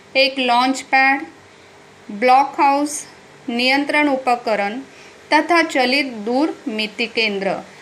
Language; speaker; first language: Hindi; non-native, local second language; Marathi